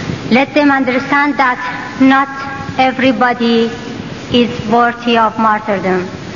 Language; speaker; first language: English; non-native, fluent; Persian